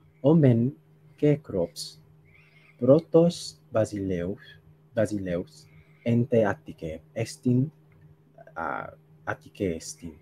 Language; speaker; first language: Greek; non-native, learner; Spanish